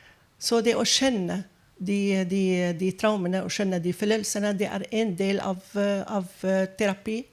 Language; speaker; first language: Norwegian; non-native, fluent; Arabic